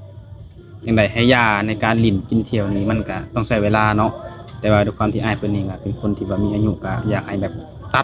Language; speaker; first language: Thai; non-native, local second language; Northeastern Thai